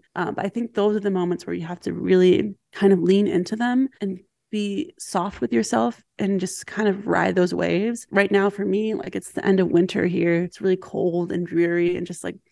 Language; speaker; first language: English; native; English